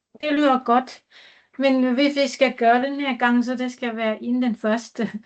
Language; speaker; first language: Danish; non-native, learner; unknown